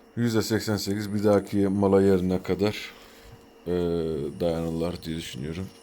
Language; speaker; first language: Turkish; early bilingual, heritage; Turkish